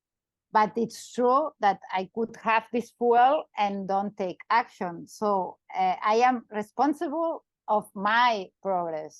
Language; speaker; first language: English; non-native, learner; Catalan